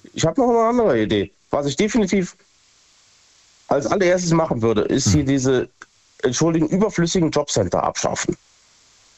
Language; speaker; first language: German; native; German